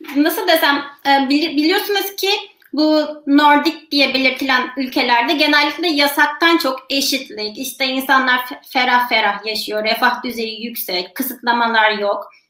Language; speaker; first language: Turkish; native; Turkish